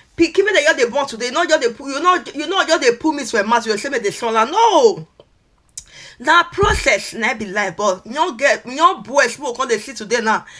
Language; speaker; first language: Nigerian Pidgin; non-native, local second language; Esan